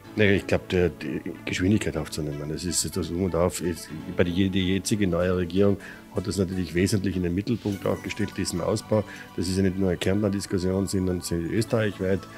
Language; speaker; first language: German; native; German